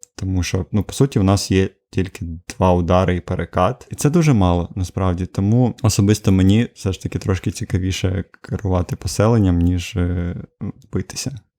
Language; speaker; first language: Ukrainian; native; Ukrainian